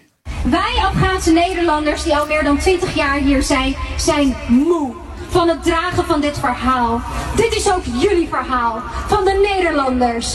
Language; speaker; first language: Dutch; non-native, local second language; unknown